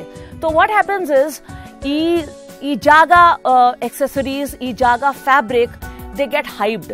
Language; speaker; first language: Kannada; non-native, local second language; Hindi